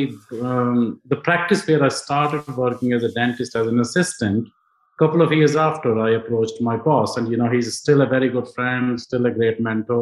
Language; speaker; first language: English; non-native, local second language; Punjabi